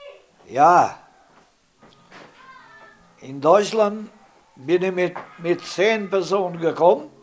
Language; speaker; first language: German; non-native, learner; Romany